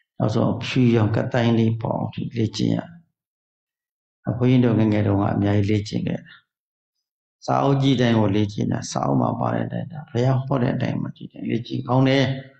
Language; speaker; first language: Burmese; native; Burmese